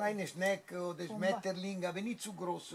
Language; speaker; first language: German; non-native, learner; Italian